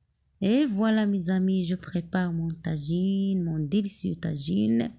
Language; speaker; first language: French; non-native, local second language; Arabic